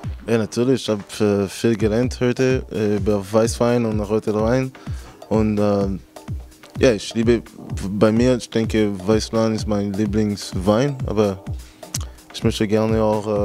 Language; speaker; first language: German; non-native, learner; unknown